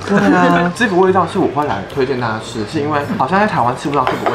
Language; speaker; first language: Chinese; native; Chinese